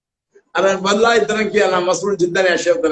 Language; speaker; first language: Arabic; non-native, learner; Urdu